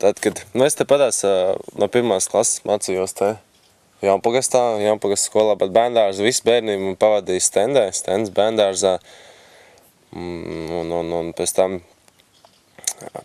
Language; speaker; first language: Latvian; native; Latvian